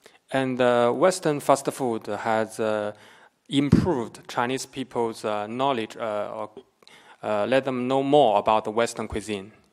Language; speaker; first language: English; non-native, fluent; Chinese